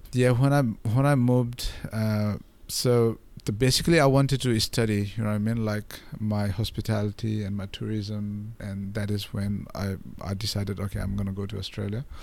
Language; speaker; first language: English; non-native, local second language; Nepali